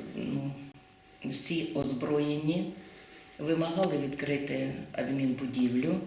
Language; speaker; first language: Ukrainian; native; Ukrainian